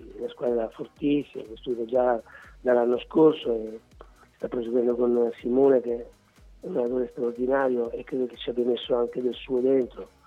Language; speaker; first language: Italian; native; Italian